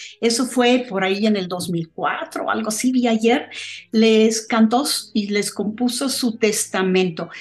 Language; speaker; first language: Spanish; non-native, fluent; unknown